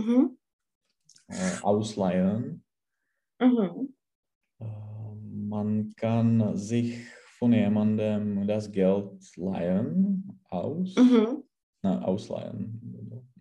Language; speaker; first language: German; non-native, learner; Czech